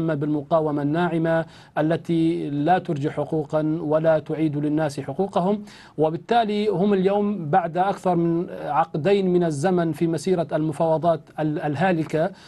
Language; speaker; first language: Arabic; native; Arabic